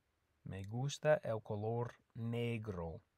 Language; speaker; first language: Spanish; non-native, fluent; English